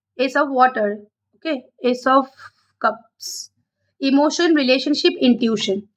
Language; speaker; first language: Hindi; non-native, local second language; Bangla